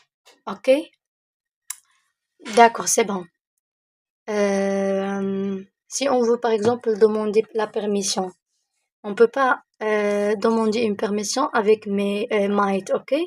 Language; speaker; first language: French; non-native, local second language; Arabic